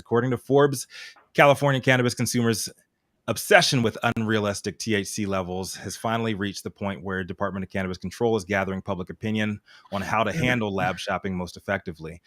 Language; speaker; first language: English; native; English